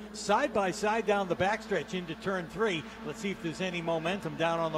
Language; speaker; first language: English; native; English